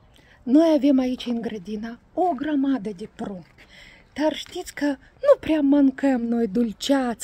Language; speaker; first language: Romanian; non-native, learner; Russian